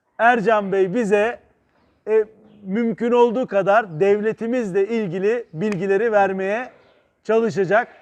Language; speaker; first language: Turkish; native; Turkish